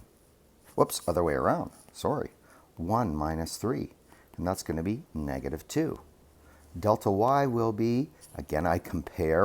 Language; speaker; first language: English; native; English